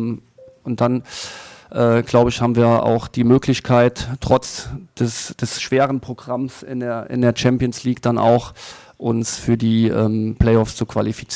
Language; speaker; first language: German; native; German